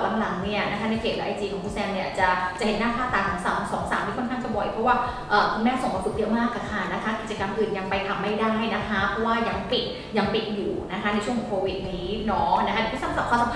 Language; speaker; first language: Thai; native; Thai